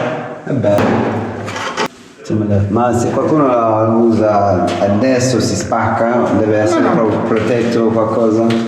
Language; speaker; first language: Italian; non-native, learner; English